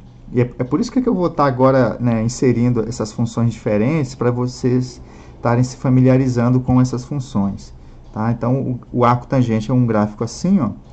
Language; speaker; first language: Portuguese; native; Portuguese